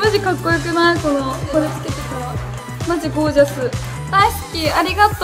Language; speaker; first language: Japanese; native; Japanese